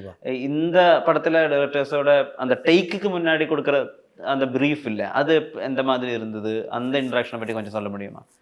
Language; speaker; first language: Tamil; non-native, fluent; Malayalam